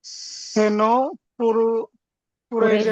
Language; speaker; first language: Japanese; non-native, learner; Indonesian